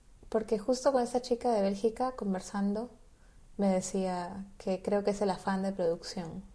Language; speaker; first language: Spanish; native; Spanish